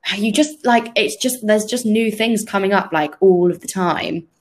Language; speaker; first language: English; native; English